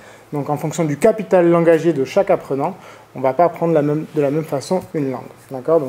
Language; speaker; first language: French; native; French